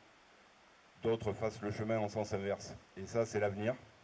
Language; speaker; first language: French; native; French